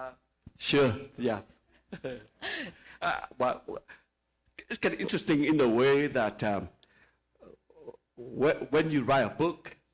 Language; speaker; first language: English; early bilingual, other home language; Vietnamese